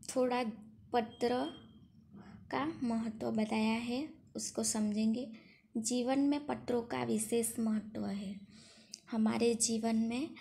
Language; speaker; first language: Hindi; non-native, local second language; Gujarati